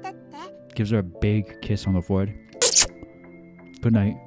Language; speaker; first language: English; native; English